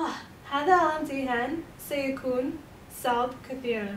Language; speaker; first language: Arabic; non-native, learner; English